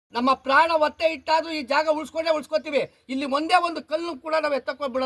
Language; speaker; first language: Kannada; native; Kannada